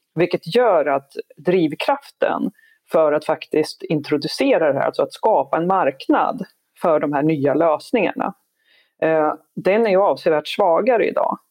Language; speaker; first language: Swedish; native; Swedish